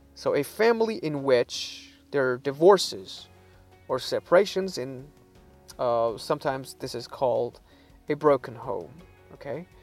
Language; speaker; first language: English; non-native, fluent; Persian